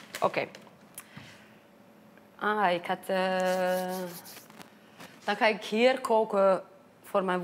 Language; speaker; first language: Dutch; non-native, fluent; Icelandic